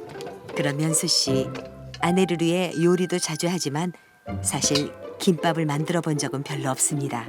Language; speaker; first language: Korean; native; Korean